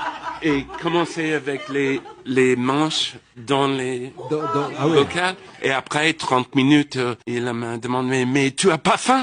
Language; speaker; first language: French; non-native, fluent; English